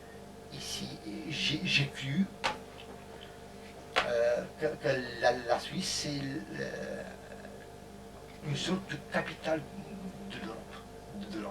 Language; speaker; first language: French; non-native, fluent; Romanian